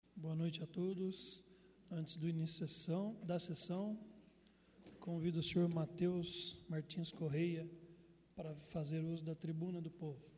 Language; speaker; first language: Portuguese; native; Portuguese